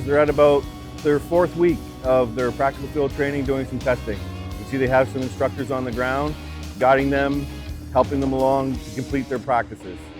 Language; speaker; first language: English; native; English